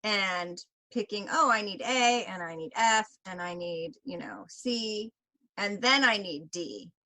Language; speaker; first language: English; native; English